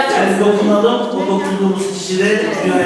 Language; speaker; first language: Turkish; native; Turkish